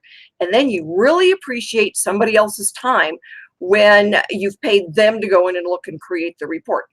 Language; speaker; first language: English; native; English